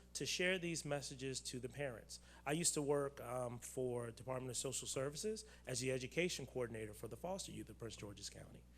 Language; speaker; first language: English; native; English